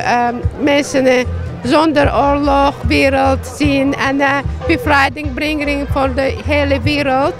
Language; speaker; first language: Dutch; non-native, learner; Azerbaijani